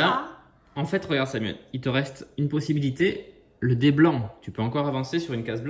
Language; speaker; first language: French; native; French